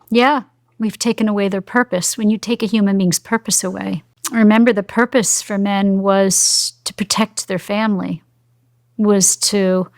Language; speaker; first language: English; native; English